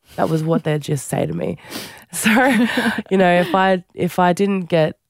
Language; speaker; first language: English; native; English